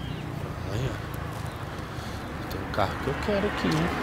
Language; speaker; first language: Portuguese; native; Portuguese